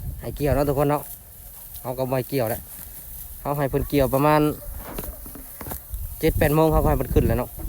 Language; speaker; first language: Thai; non-native, local second language; Lao